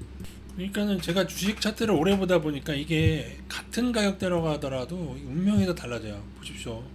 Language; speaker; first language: Korean; native; Korean